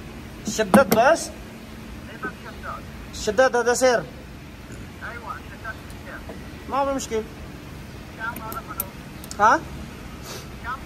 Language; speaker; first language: Arabic; non-native, learner; Filipino